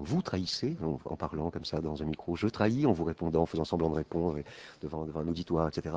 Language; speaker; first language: French; native; French